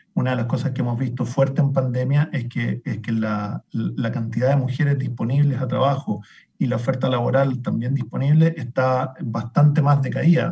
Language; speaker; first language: Spanish; native; Spanish